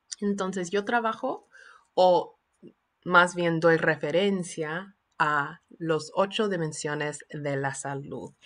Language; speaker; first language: Spanish; non-native, fluent; English